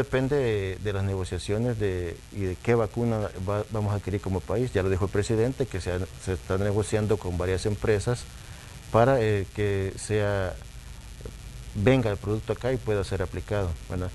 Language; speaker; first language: Spanish; native; Spanish